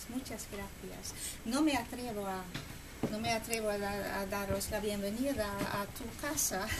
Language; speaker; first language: Spanish; non-native, fluent; Swedish